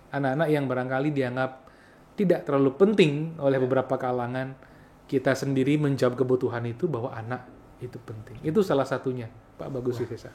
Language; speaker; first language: Indonesian; non-native, local second language; Balinese